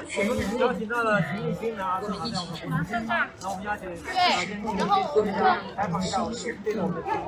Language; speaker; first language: Chinese; native; Chinese